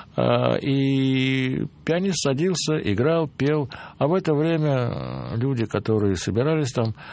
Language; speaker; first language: Russian; native; Russian